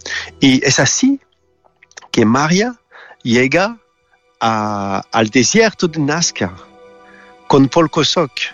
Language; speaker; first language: Spanish; non-native, fluent; French